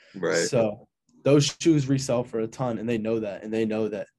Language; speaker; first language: English; native; English